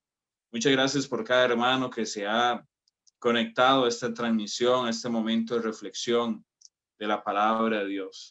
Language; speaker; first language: Spanish; native; Spanish